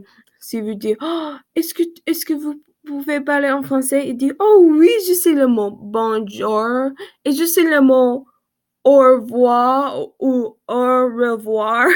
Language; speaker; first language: French; non-native, learner; English